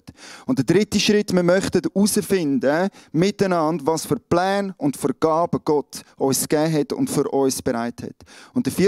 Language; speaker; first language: German; native; German